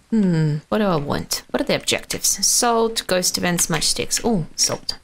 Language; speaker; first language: English; non-native, fluent; Russian